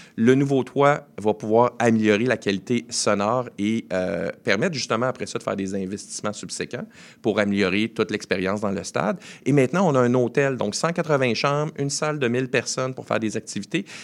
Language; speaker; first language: French; native; French